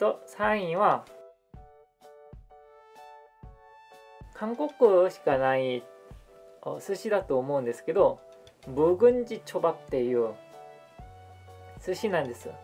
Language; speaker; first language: Japanese; non-native, fluent; Korean